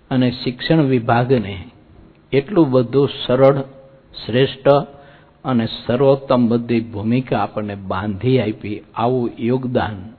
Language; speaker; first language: Gujarati; native; Gujarati